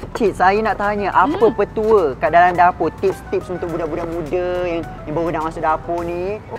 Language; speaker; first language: Malay; native; Malay